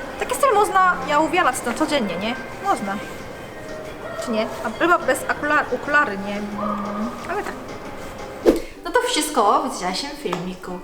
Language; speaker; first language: Polish; non-native, learner; Korean